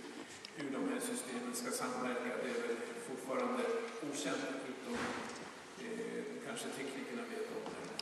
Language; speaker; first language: Swedish; native; Swedish